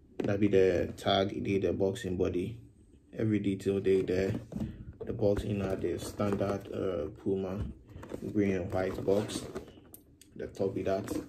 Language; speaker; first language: Nigerian Pidgin; non-native, local second language; Akan